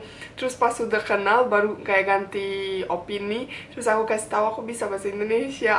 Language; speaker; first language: Indonesian; non-native, fluent; Bosnian